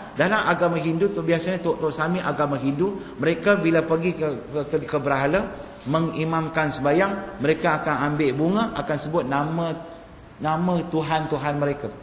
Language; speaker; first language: Malay; non-native, local second language; Tamil